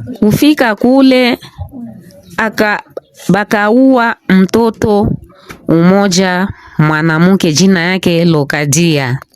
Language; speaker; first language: Swahili; non-native, local second language; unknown